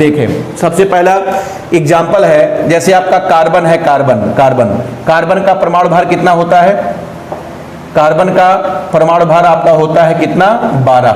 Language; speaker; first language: Hindi; native; Hindi